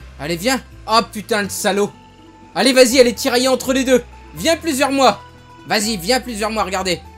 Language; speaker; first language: French; native; French